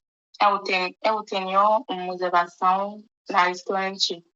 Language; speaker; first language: Portuguese; non-native, learner; Haitian Creole